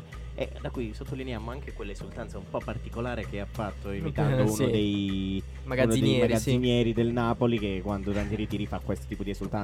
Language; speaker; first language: Italian; native; Italian